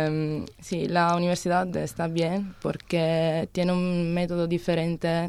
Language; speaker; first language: Spanish; non-native, learner; Italian